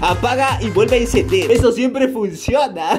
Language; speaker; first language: Spanish; native; Spanish